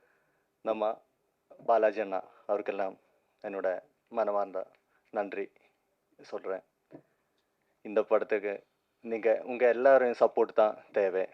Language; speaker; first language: Tamil; non-native, learner; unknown